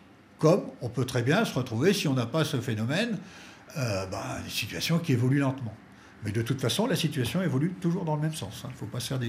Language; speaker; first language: French; native; French